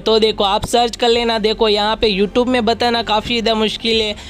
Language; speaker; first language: Hindi; non-native, local second language; Gujarati